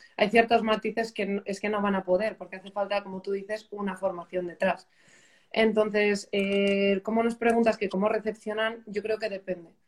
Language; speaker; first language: Spanish; native; Spanish